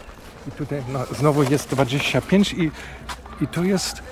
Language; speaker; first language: Polish; non-native, fluent; German